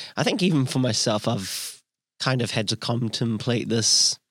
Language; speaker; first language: English; native; English